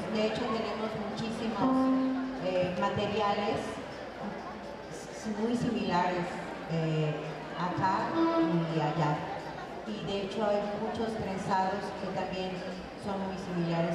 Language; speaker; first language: Spanish; native; Spanish